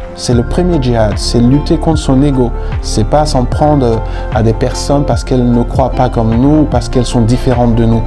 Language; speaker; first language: French; non-native, local second language; Fula